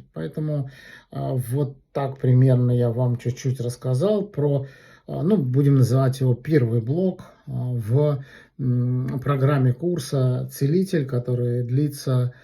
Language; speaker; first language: Russian; native; Russian